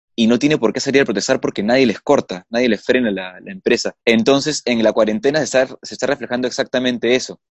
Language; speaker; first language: Spanish; native; Spanish